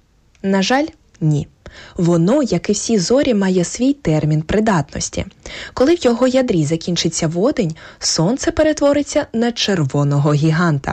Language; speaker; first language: Ukrainian; native; Ukrainian